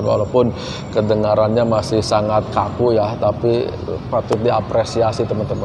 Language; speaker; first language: Indonesian; native; Indonesian